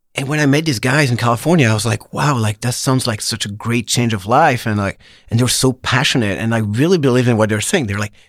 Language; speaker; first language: English; non-native, fluent; French